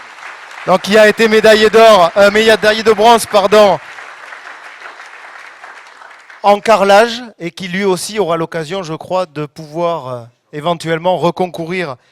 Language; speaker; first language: French; native; French